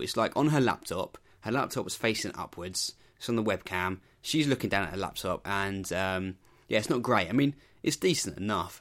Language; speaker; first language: English; native; English